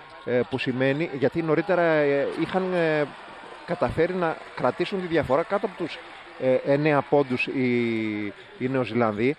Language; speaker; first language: Greek; native; Greek